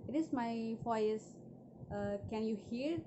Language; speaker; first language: English; non-native, learner; Indonesian